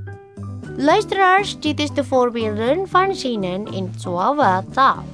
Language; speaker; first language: Dutch; non-native, learner; Indonesian